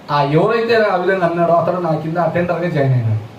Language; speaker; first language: Telugu; non-native, local second language; Lambadi